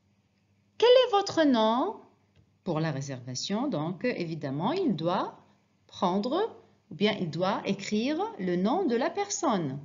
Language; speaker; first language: French; non-native, fluent; Arabic